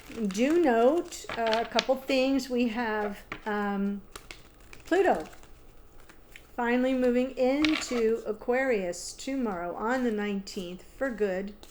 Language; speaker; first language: English; native; English